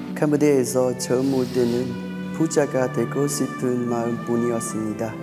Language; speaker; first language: Korean; non-native, fluent; Vietnamese